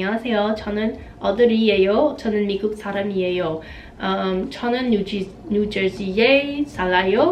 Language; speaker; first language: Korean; non-native, learner; English